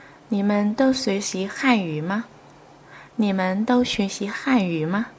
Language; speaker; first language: Chinese; non-native, fluent; Vietnamese